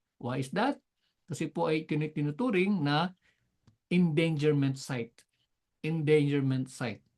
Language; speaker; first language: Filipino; non-native, local second language; Cebuano